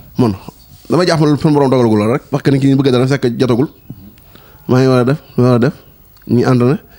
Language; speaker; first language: Wolof; native; Wolof